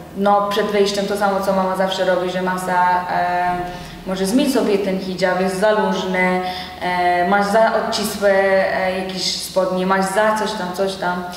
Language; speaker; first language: Polish; non-native, learner; Persian